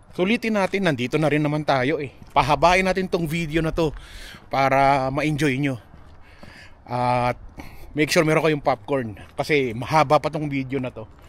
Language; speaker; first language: Filipino; native; Filipino